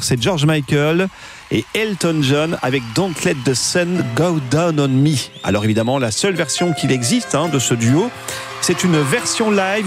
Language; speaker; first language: French; native; French